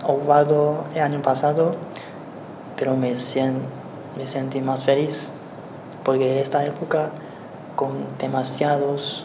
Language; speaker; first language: Spanish; non-native, learner; Chinese